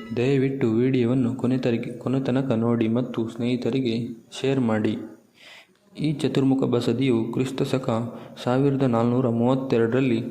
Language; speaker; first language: Kannada; non-native, local second language; Tulu